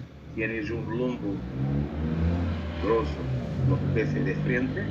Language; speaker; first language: Spanish; non-native, learner; Portuguese